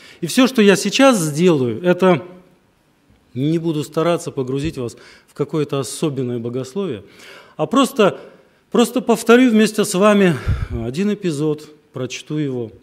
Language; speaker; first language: Russian; native; Russian